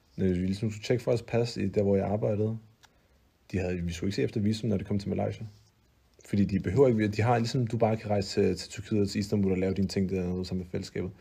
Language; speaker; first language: Danish; early bilingual, other home language; Arabic